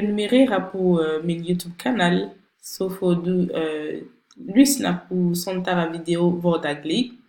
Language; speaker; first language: Swedish; non-native, fluent; French